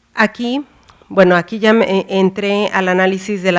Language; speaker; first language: Spanish; native; Spanish